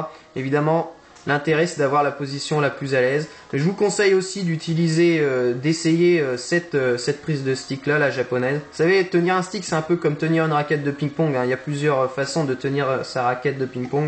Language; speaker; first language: French; native; French